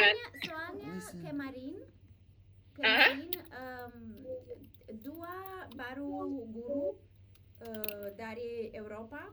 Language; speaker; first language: Indonesian; non-native, learner; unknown